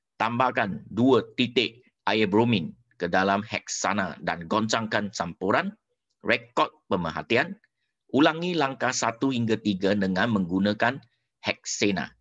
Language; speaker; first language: Malay; non-native, local second language; Chinese